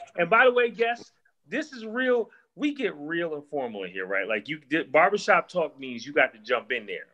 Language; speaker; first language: English; native; English